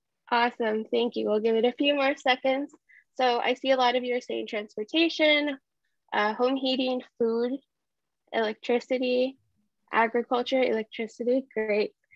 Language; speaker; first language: English; early bilingual, other home language; Spanish